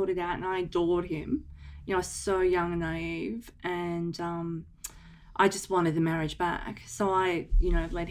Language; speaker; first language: English; native; English